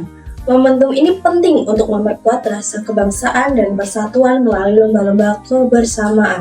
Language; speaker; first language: Indonesian; native; Indonesian